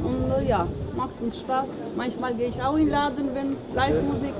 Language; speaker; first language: German; non-native, learner; Albanian